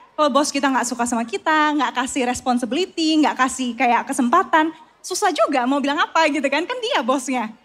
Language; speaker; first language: Indonesian; native; Indonesian